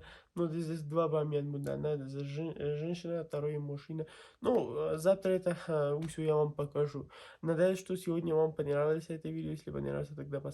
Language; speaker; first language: Russian; non-native, learner; Kyrgyz